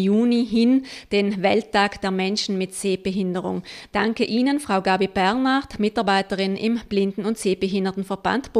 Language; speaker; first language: German; native; German